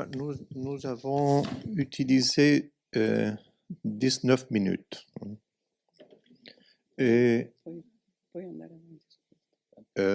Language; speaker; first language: French; non-native, fluent; Italian